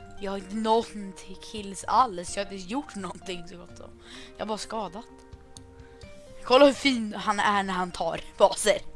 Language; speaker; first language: Swedish; native; Swedish